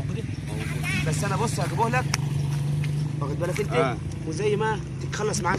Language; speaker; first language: Arabic; native; Arabic